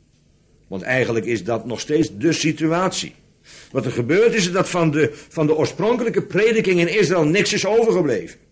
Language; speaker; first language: Dutch; native; Dutch